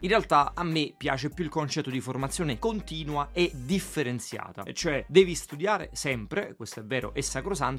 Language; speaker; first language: Italian; native; Italian